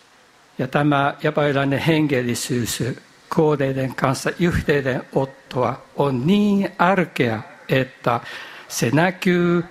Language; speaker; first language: Finnish; non-native, fluent; Japanese